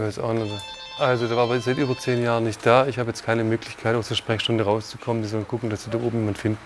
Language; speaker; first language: German; native; German